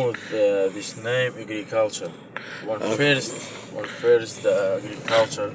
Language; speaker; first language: English; non-native, learner; Kurdish